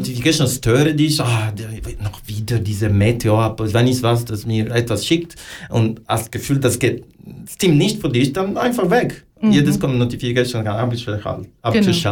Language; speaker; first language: German; non-native, learner; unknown